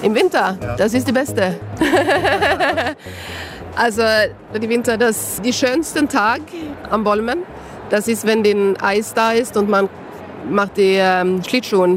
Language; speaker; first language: German; non-native, learner; Swedish